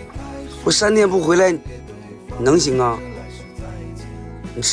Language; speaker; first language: Chinese; native; Chinese